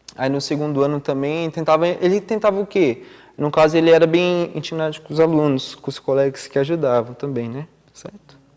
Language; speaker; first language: Portuguese; non-native, local second language; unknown